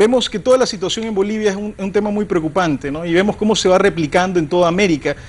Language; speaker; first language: Spanish; native; Spanish